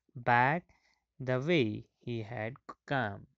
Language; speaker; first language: English; non-native, local second language; Kashmiri